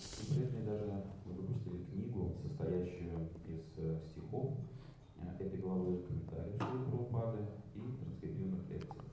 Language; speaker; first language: Russian; native; Russian